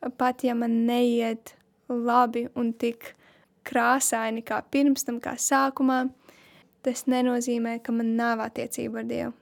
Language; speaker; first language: Latvian; non-native, local second language; Russian